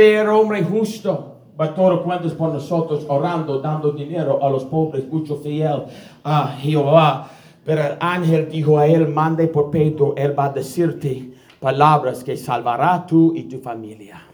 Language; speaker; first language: Spanish; non-native, learner; English